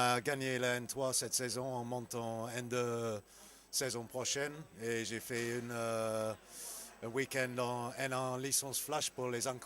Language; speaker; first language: French; non-native, learner; English